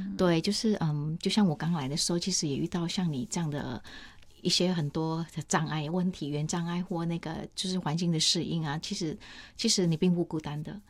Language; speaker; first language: Chinese; non-native, fluent; Vietnamese